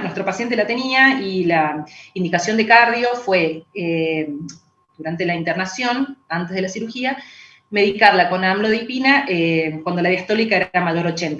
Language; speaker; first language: Spanish; native; Spanish